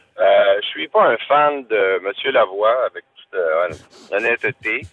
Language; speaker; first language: French; native; French